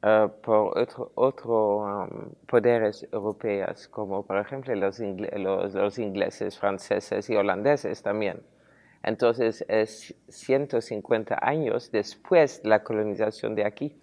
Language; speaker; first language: Spanish; non-native, fluent; Dutch